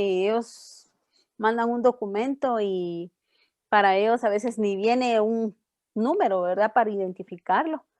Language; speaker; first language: Spanish; native; Spanish